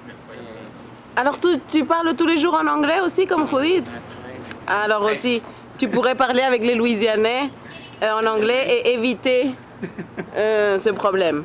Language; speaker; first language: French; non-native, fluent; Spanish